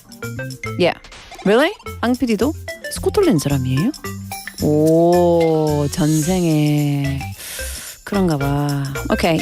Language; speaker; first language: Korean; non-native, learner; English